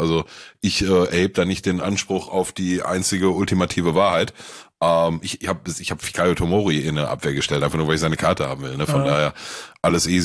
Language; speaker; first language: German; native; German